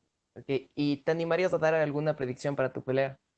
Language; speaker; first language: Spanish; native; Spanish